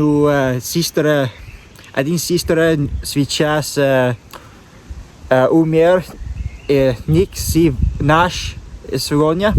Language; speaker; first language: Russian; non-native, learner; English